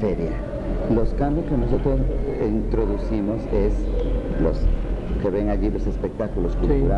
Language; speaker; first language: Spanish; native; Spanish